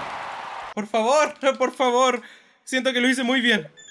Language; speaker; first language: Spanish; native; Spanish